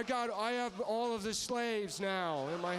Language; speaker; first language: English; native; English